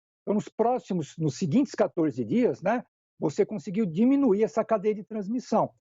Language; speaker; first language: Portuguese; native; Portuguese